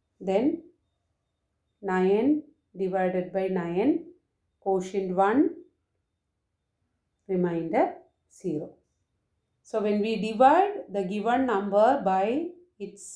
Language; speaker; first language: English; non-native, local second language; Malayalam